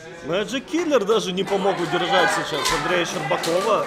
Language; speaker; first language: Russian; native; Russian